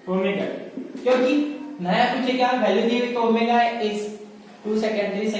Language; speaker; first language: Hindi; non-native, local second language; Marathi